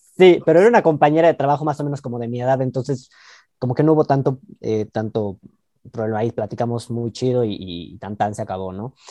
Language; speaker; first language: Spanish; native; Spanish